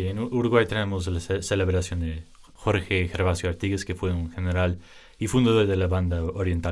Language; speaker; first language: Spanish; early bilingual, heritage; English